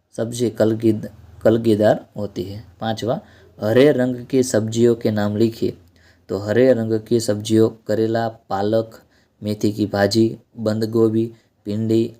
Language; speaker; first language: Hindi; non-native, local second language; Gujarati